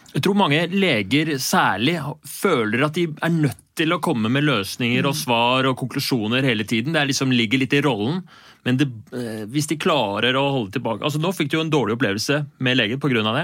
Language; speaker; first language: Norwegian; native; Norwegian